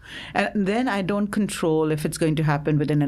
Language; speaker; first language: English; non-native, local second language; Assamese